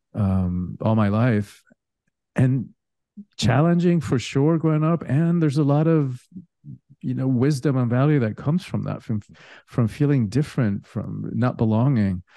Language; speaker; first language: English; early bilingual, other home language; Spanish